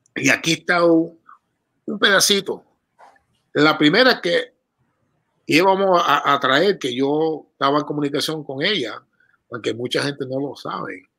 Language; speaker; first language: Spanish; early bilingual, heritage; Spanish